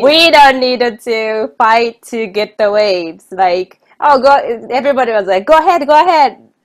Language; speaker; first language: English; non-native, fluent; Japanese